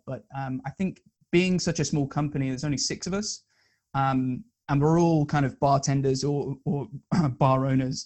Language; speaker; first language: English; native; English